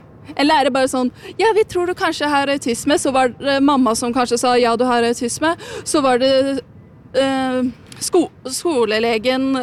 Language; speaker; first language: Norwegian; native; Norwegian